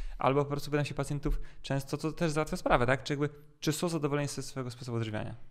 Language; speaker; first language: Polish; native; Polish